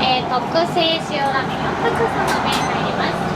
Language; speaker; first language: Japanese; native; Japanese